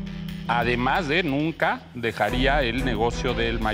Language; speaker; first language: Spanish; native; Spanish